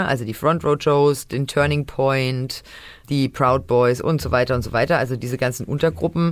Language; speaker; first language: German; native; German